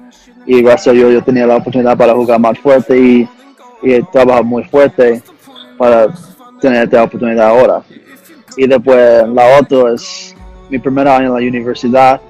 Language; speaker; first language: Spanish; early bilingual, heritage; English